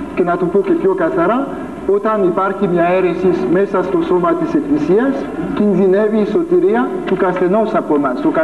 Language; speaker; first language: Greek; non-native, fluent; French